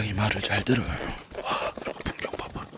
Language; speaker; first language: Korean; native; Korean